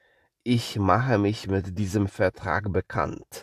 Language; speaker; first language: German; non-native, fluent; Polish